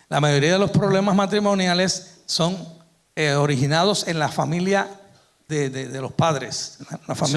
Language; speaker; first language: Spanish; native; Spanish